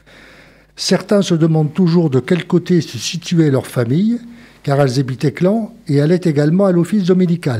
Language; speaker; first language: French; native; French